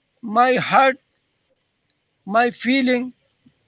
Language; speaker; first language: English; non-native, learner; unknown